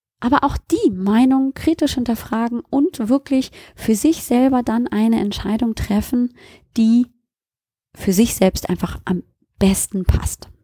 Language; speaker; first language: German; native; German